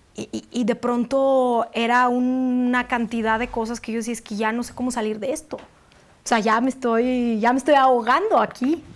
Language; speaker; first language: Spanish; non-native, fluent; Russian